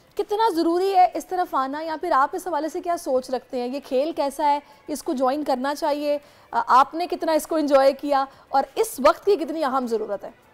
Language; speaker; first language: Urdu; native; Urdu